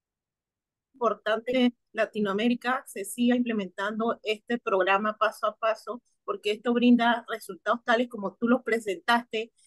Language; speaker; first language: Spanish; native; Spanish